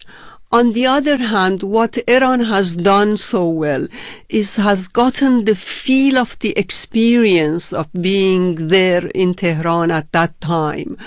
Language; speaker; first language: English; non-native, fluent; Persian